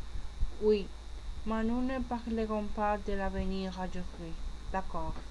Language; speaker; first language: French; non-native, learner; Spanish